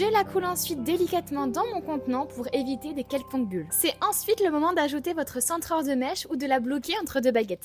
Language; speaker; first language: French; native; French